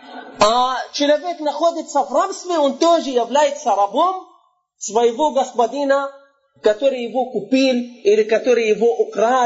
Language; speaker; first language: Russian; non-native, fluent; Arabic